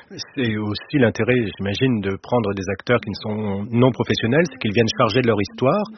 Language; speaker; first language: French; native; French